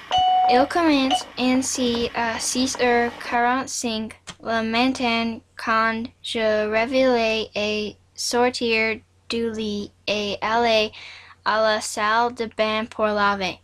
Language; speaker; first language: French; non-native, learner; English